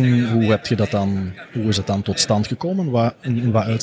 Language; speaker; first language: Dutch; native; Dutch